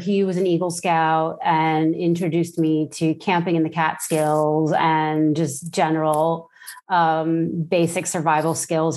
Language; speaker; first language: English; native; English